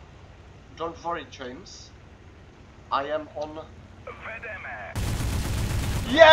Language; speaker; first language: English; non-native, learner; Czech